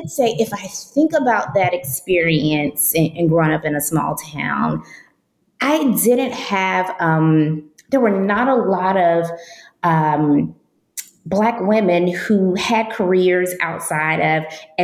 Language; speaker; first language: English; native; English